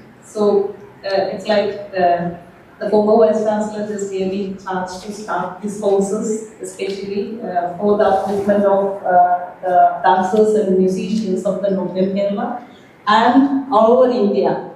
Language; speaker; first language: English; non-native, local second language; Malayalam